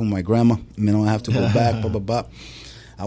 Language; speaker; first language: English; non-native, fluent; Portuguese